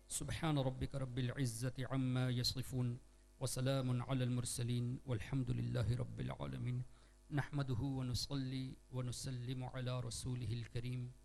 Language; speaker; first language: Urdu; non-native, fluent; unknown